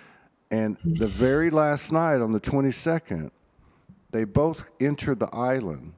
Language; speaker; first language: English; native; English